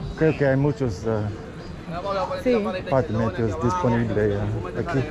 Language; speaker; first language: Spanish; non-native, fluent; English